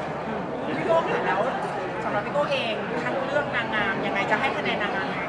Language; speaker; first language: Thai; native; Thai